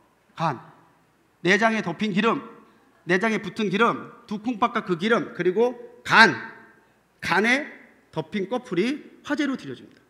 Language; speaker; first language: Korean; native; Korean